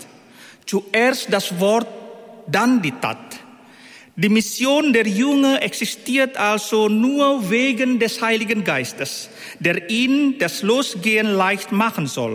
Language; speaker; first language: German; non-native, fluent; Indonesian